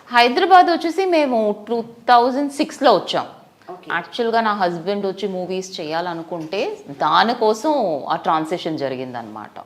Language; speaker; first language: Telugu; non-native, fluent; Tamil